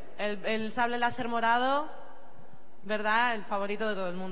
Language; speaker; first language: Spanish; native; Spanish